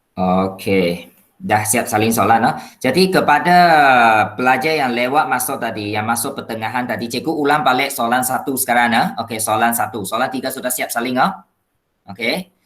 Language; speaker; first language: Malay; non-native, local second language; Chinese